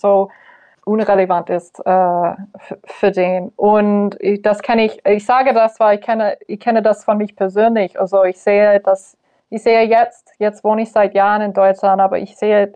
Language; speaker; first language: German; non-native, fluent; English